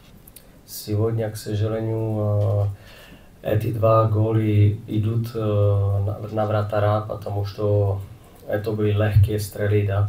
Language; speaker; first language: Russian; non-native, fluent; Czech